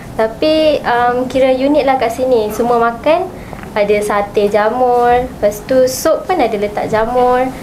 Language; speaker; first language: Malay; native; Malay